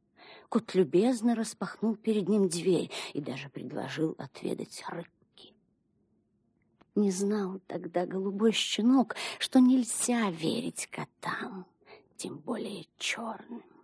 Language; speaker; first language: Russian; native; Russian